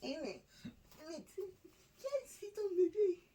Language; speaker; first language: French; non-native, learner; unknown